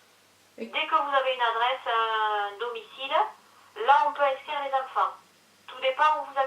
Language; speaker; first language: French; native; French